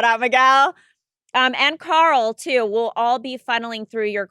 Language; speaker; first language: English; native; English